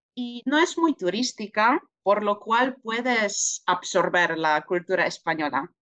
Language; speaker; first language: Spanish; non-native, fluent; Polish